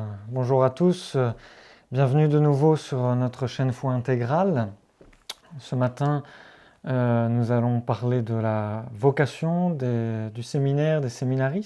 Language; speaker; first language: French; native; French